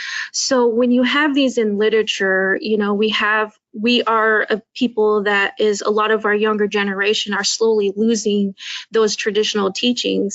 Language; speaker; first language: English; native; English